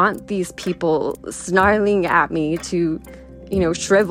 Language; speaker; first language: English; early bilingual, other home language; Spanish